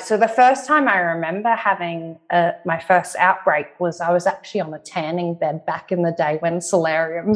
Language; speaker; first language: English; native; English